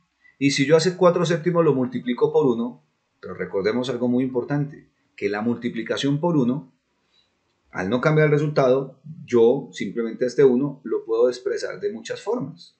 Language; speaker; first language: Spanish; native; Spanish